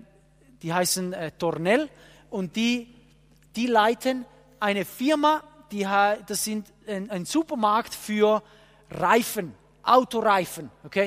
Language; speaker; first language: German; non-native, fluent; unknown